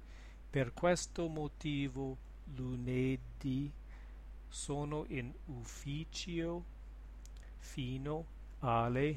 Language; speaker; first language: Italian; non-native, learner; English